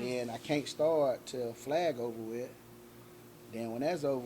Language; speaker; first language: English; native; English